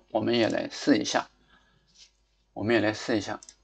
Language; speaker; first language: Chinese; native; Chinese